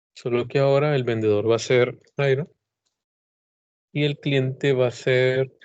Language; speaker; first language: Spanish; native; Spanish